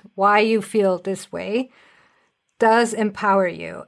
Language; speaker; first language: English; non-native, fluent; German